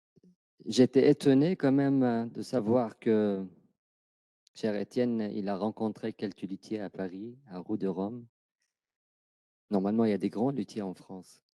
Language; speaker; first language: French; non-native, fluent; Arabic